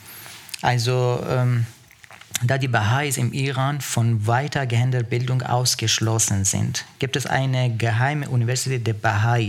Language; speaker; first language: German; non-native, fluent; Persian